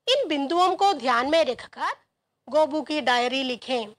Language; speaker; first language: Hindi; non-native, local second language; Malayalam